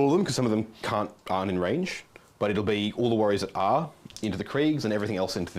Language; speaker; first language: English; native; English